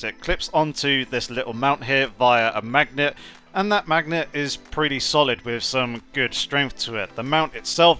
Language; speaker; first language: English; native; English